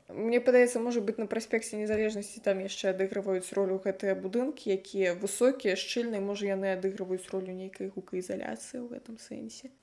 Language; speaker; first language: Belarusian; non-native, local second language; Russian